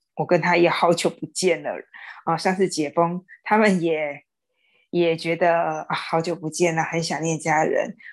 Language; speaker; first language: Chinese; native; Chinese